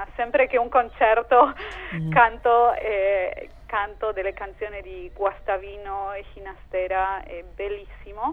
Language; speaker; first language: Italian; non-native, fluent; Spanish